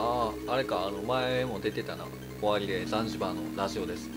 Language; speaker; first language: Japanese; native; Japanese